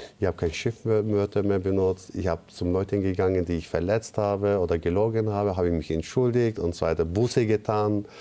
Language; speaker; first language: German; non-native, fluent; Turkish